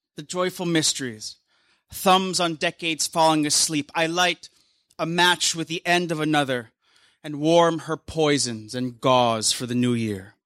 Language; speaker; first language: English; native; English